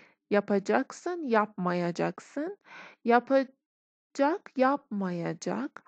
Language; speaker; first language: Turkish; non-native, fluent; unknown